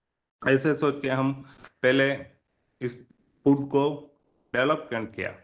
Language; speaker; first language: Hindi; non-native, local second language; Kannada